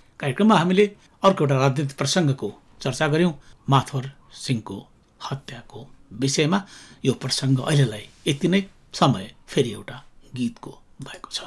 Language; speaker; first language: Nepali; native; Nepali